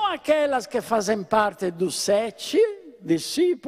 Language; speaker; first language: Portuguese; non-native, fluent; Italian